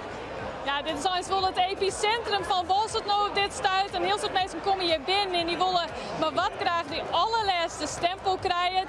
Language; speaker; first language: Dutch; non-native, local second language; Western Frisian